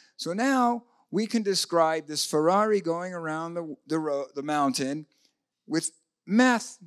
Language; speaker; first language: English; native; English